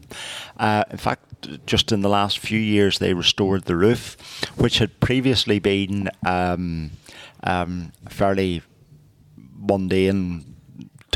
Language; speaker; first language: English; native; English